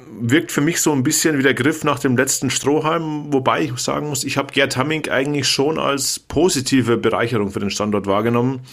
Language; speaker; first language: German; native; German